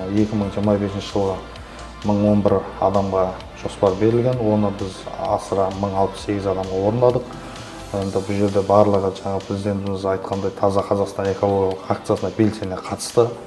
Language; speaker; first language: Kazakh; native; Kazakh